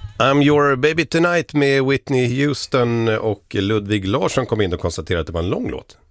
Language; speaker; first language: Swedish; native; Swedish